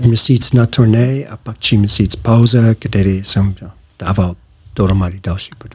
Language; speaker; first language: Slovak; non-native, learner; English